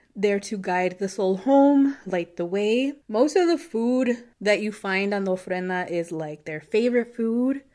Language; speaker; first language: English; native; English